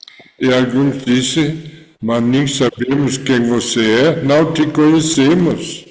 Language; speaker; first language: Portuguese; non-native, fluent; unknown